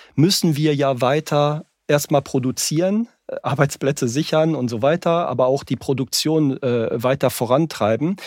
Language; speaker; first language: German; non-native, fluent; French